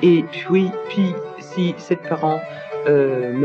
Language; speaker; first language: French; non-native, learner; Danish